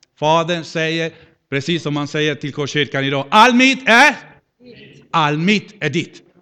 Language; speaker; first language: Swedish; non-native, fluent; Spanish